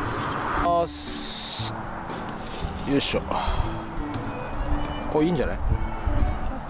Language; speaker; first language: Japanese; native; Japanese